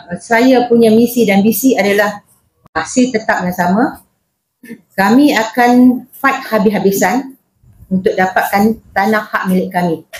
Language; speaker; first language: Malay; native; Malay